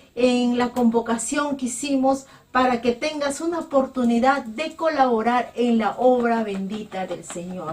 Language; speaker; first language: Spanish; native; Spanish